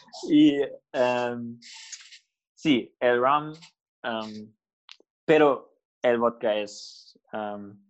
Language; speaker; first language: Spanish; non-native, learner; German